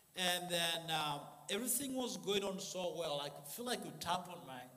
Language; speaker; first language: English; non-native, local second language; Kinyarwanda